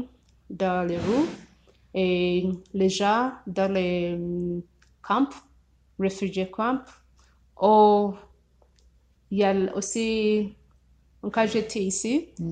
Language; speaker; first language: French; non-native, learner; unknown